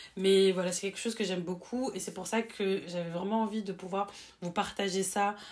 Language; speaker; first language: French; native; French